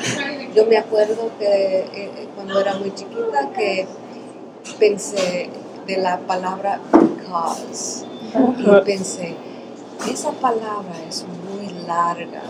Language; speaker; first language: Spanish; early bilingual, other home language; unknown